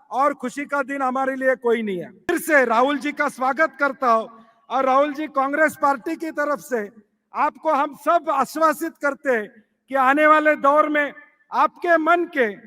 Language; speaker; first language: Hindi; non-native, local second language; Marathi